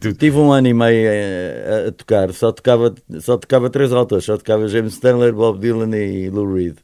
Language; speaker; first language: Portuguese; native; Portuguese